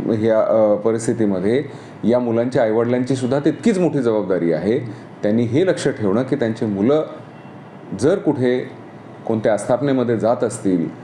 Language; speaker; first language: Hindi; non-native, local second language; Marathi